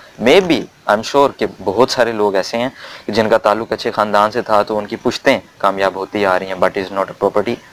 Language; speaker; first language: Urdu; native; Urdu